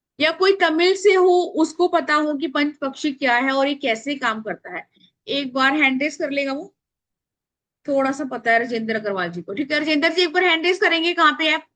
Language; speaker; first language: Hindi; native; Hindi